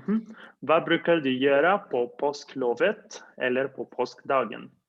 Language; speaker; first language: Swedish; non-native, fluent; Spanish